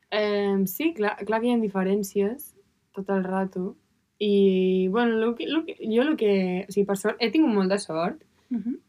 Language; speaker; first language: Catalan; native; Catalan